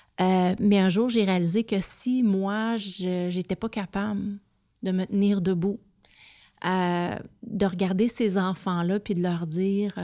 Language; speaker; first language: French; native; French